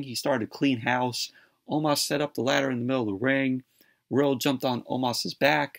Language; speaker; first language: English; native; English